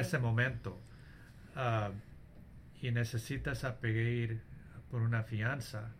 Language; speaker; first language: Spanish; early bilingual, heritage; English